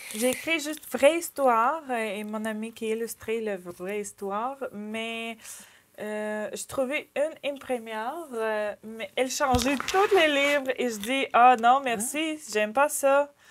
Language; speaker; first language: French; non-native, learner; Ukrainian